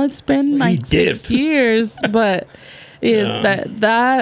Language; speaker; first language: English; native; English